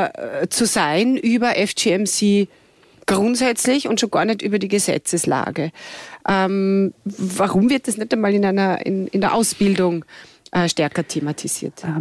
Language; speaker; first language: German; native; German